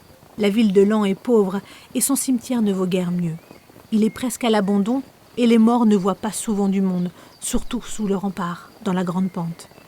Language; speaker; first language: French; native; French